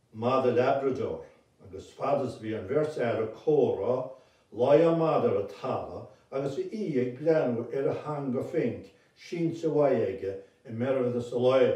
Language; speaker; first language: Irish; native; Irish